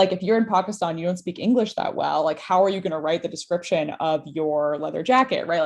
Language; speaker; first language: English; native; English